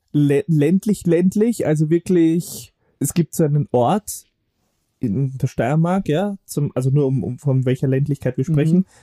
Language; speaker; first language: German; native; German